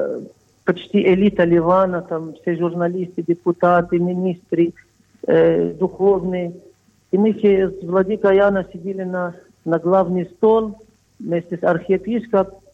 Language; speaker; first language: Russian; non-native, fluent; Arabic